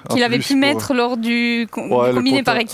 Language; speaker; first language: French; native; French